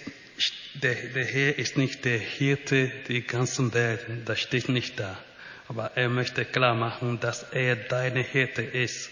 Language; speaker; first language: German; non-native, fluent; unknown